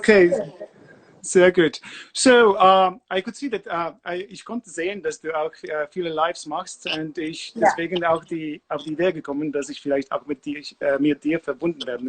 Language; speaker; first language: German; non-native, learner; Polish